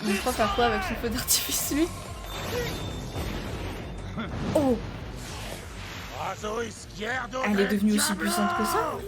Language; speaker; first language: French; native; French